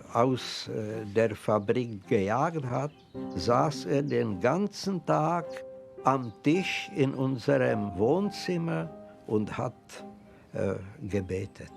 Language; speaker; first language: German; non-native, fluent; Czech